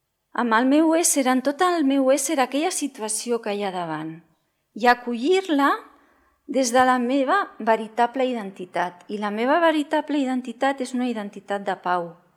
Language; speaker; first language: Catalan; non-native, local second language; Spanish